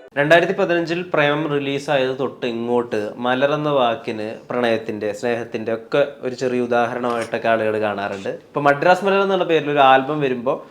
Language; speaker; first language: Malayalam; native; Malayalam